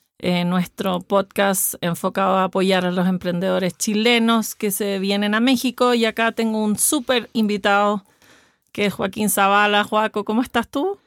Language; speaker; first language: Spanish; native; Spanish